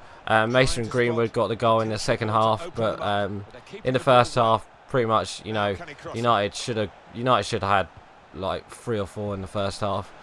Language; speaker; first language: English; native; English